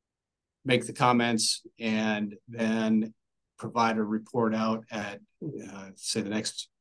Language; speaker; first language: English; native; English